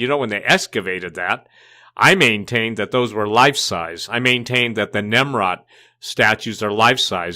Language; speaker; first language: English; native; English